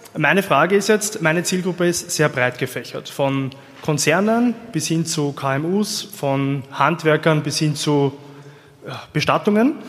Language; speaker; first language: German; native; German